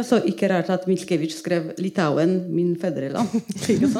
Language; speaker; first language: Norwegian; non-native, fluent; Polish